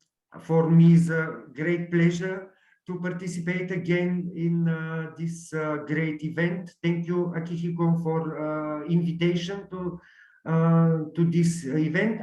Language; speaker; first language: English; non-native, learner; Bulgarian